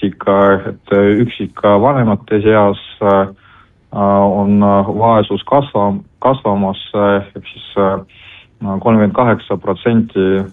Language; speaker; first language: Estonian; non-native, local second language; Russian